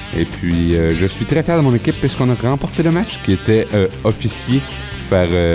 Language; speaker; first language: French; native; French